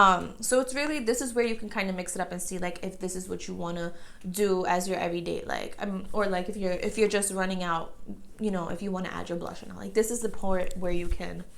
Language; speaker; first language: English; native; English